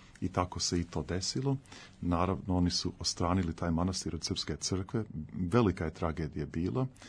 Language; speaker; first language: Serbian; early bilingual, heritage; Serbian